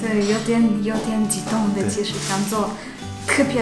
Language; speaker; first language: Chinese; non-native, fluent; Russian